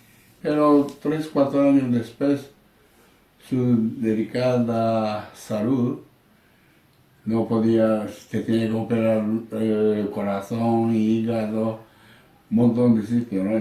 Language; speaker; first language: Spanish; non-native, learner; Japanese